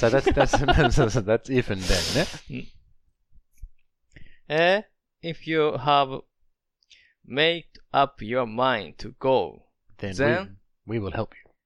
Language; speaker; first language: English; non-native, learner; Japanese